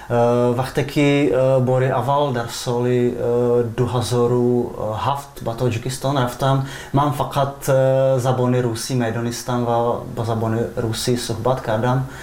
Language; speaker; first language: Persian; non-native, fluent; Czech